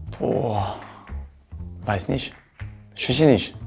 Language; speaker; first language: German; non-native, learner; Portuguese